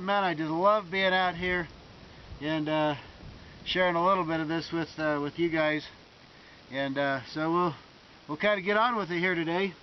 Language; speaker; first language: English; native; English